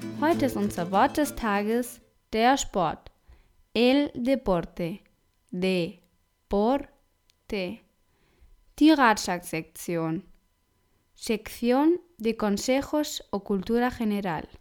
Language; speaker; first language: German; non-native, fluent; Spanish